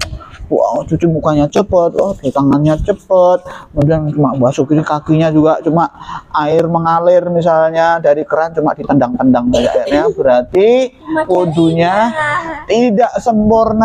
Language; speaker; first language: Indonesian; native; Indonesian